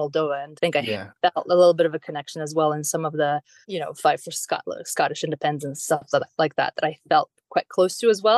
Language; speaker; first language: English; non-native, fluent; Romanian